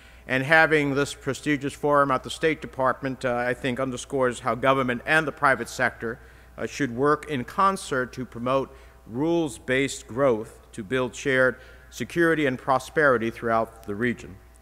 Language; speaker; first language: English; early bilingual, other home language; Spanish